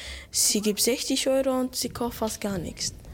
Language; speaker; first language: German; early bilingual, other home language; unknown